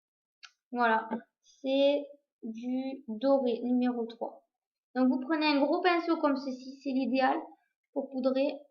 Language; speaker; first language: French; native; French